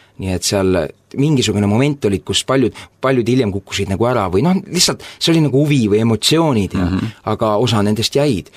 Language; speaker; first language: Estonian; native; Estonian